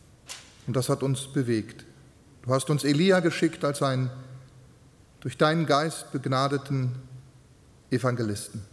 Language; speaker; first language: German; native; German